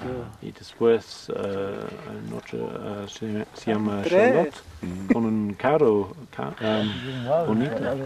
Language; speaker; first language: Spanish; non-native, learner; English